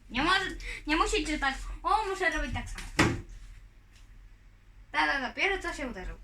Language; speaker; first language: Polish; early bilingual, heritage; Polish